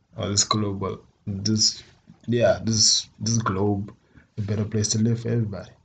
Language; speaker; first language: English; non-native, local second language; Tswana